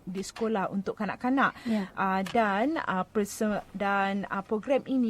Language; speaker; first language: Malay; native; Malay